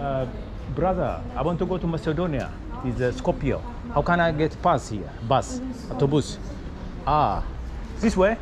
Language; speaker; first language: English; non-native, learner; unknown